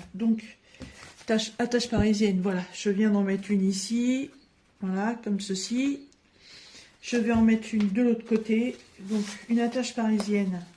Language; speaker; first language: French; native; French